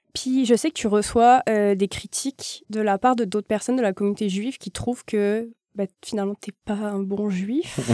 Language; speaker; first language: French; native; French